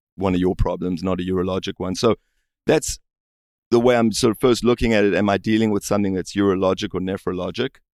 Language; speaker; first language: English; native; English